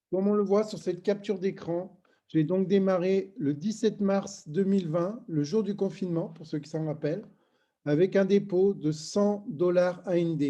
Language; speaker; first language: French; native; French